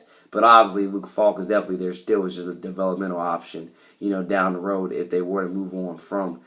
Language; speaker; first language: English; native; English